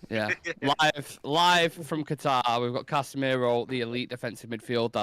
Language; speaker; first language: English; native; English